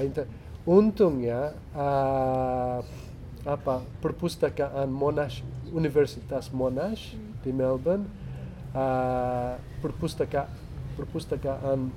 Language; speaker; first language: Indonesian; non-native, fluent; English